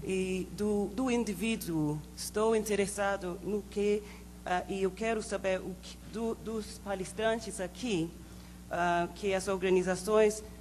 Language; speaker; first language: Portuguese; non-native, learner; English